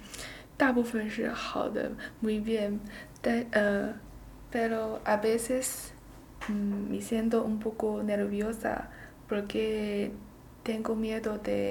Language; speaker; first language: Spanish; non-native, learner; Chinese